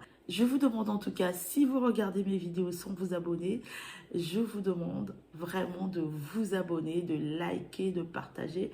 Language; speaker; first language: French; native; French